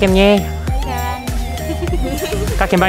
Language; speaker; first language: Vietnamese; non-native, learner; Korean